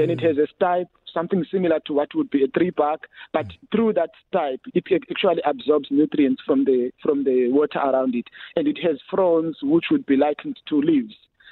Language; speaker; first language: English; non-native, local second language; Xhosa